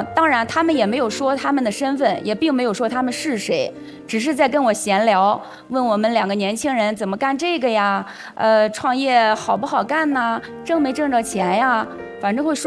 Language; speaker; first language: Chinese; native; Chinese